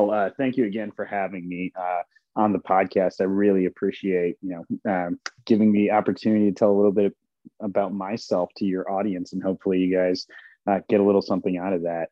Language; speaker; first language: English; early bilingual, other home language; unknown